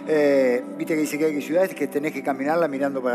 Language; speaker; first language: Spanish; native; Spanish